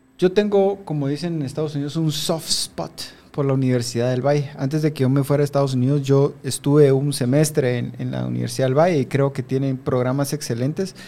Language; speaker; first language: Spanish; native; Spanish